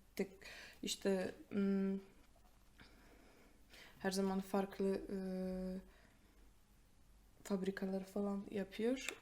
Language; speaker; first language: Turkish; non-native, fluent; Polish